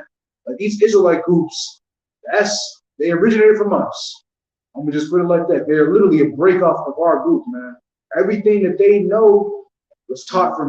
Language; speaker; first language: English; native; English